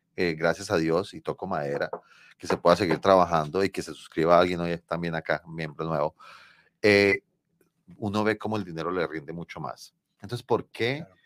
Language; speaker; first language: Spanish; native; Spanish